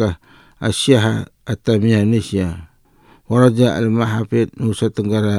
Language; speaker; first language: Arabic; non-native, fluent; Indonesian